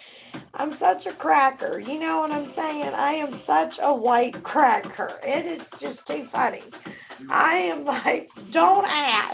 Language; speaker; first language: English; native; English